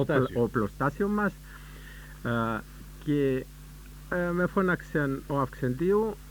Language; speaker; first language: Greek; native; Greek